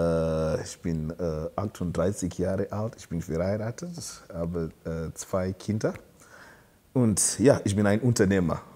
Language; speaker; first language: German; non-native, learner; Shona